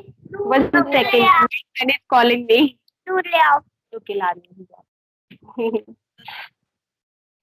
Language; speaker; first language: English; non-native, learner; Hindi